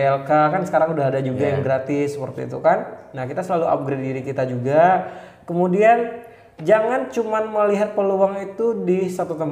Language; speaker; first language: Indonesian; native; Indonesian